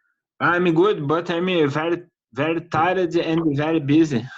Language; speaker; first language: English; non-native, learner; Portuguese